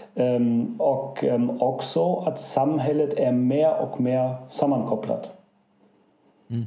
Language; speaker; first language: Swedish; non-native, fluent; German